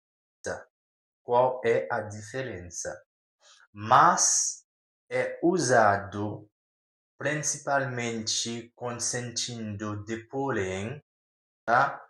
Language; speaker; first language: Portuguese; non-native, learner; Haitian Creole